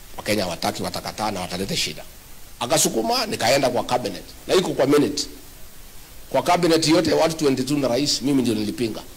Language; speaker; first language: Swahili; native; Swahili